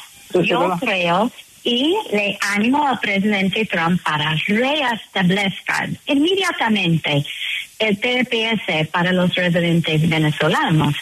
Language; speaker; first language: Spanish; non-native, fluent; English